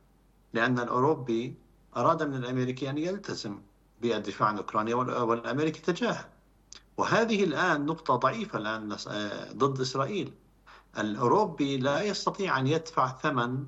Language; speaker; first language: Arabic; native; Arabic